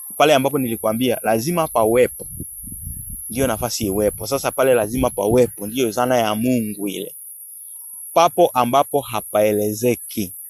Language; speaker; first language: Swahili; native; Swahili